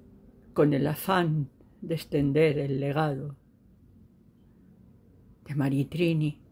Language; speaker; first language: Spanish; native; Spanish